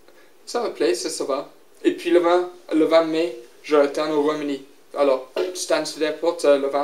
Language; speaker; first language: French; non-native, learner; English